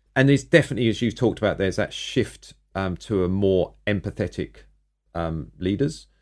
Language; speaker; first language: English; native; English